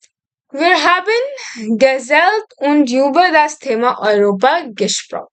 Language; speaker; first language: German; non-native, fluent; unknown